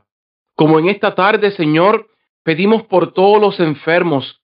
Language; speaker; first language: Spanish; native; Spanish